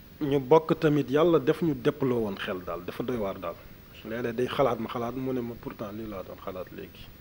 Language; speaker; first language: Wolof; non-native, local second language; Fula